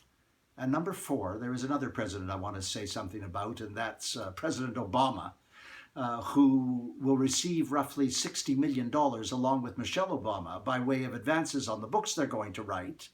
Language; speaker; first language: English; native; English